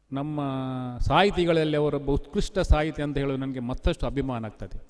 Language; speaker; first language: Kannada; non-native, local second language; Tulu